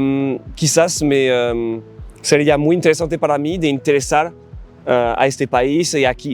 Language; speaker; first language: Spanish; non-native, learner; French